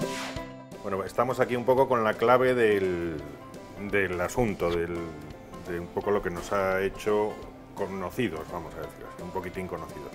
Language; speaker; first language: Spanish; native; Spanish